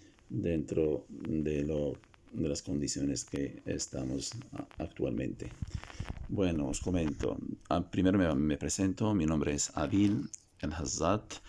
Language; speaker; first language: Spanish; non-native, fluent; Arabic